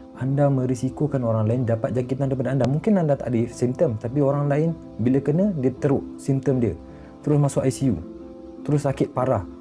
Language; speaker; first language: Malay; native; Malay